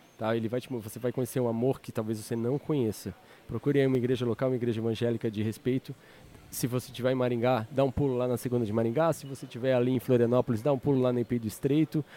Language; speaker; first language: Portuguese; native; Portuguese